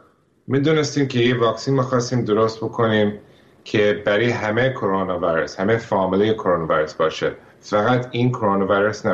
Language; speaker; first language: Persian; early bilingual, heritage; Persian